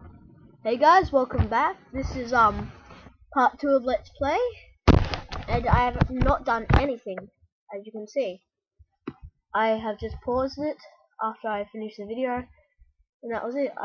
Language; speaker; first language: English; native; English